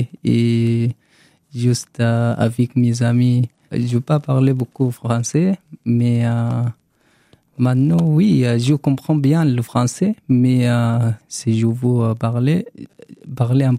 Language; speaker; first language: French; non-native, learner; Arabic